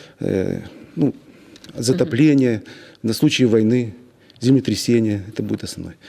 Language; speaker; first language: Russian; native; Russian